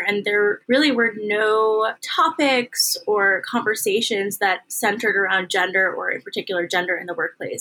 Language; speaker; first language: English; native; English